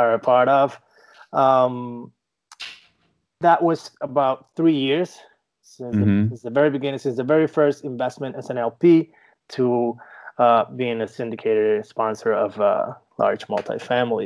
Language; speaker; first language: English; non-native, fluent; Spanish